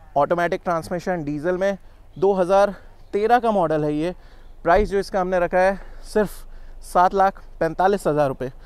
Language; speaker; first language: Hindi; native; Hindi